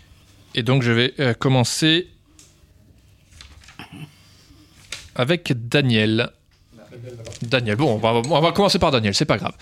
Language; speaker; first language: French; native; French